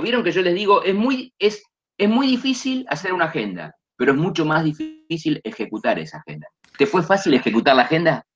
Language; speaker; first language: Spanish; native; Spanish